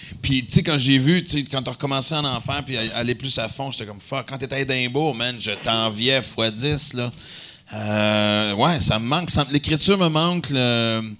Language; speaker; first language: French; native; French